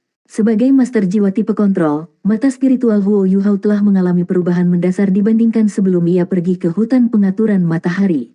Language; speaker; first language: Indonesian; native; Indonesian